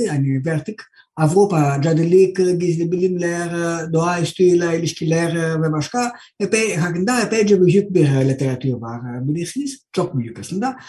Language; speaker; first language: Turkish; non-native, learner; Greek